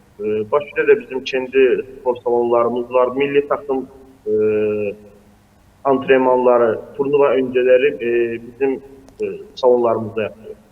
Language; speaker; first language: Turkish; non-native, fluent; Azerbaijani